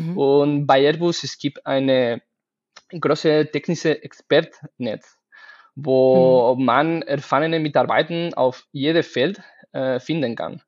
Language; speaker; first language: German; non-native, learner; Spanish